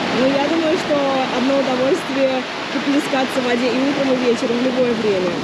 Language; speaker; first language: Russian; native; Russian